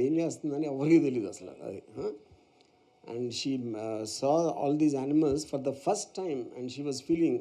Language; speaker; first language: Telugu; native; Telugu